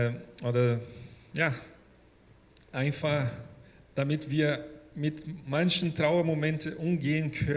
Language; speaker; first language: German; non-native, fluent; Portuguese